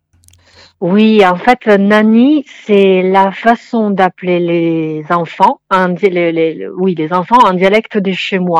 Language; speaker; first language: French; non-native, fluent; Italian